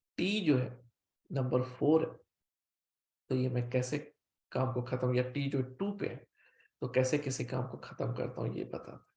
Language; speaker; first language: Hindi; native; Hindi